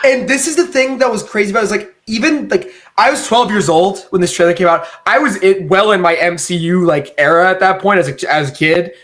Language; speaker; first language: English; native; English